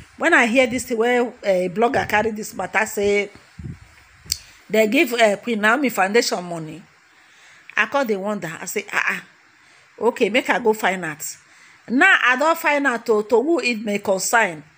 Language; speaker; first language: Nigerian Pidgin; native; Nigerian Pidgin